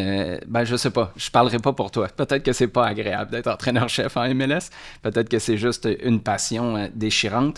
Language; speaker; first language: French; native; French